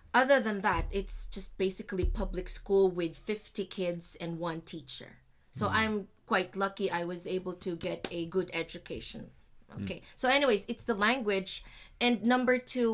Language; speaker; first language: English; non-native, local second language; Filipino